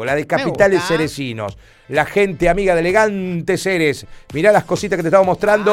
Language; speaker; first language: Spanish; native; Spanish